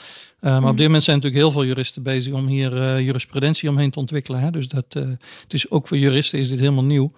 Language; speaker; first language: Dutch; native; Dutch